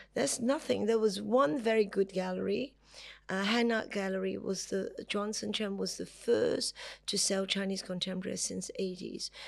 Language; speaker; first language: English; non-native, local second language; Cantonese